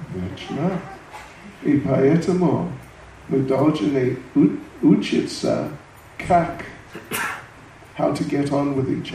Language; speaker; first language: Russian; non-native, learner; English